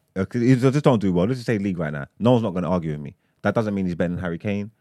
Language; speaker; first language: English; native; English